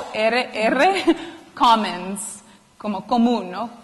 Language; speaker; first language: Spanish; non-native, fluent; English